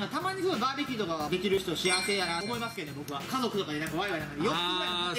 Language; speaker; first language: Japanese; native; Japanese